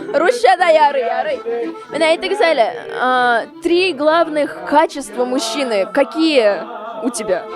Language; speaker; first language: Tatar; native; Tatar